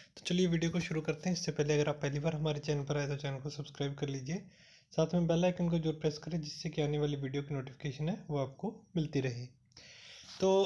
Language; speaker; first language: Hindi; non-native, local second language; Punjabi